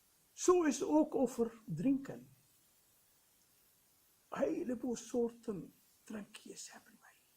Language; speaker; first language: Dutch; non-native, fluent; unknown